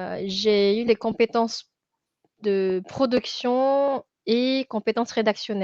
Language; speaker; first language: French; non-native, fluent; Filipino